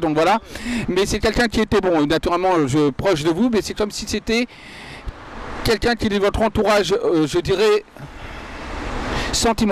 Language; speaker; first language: French; native; French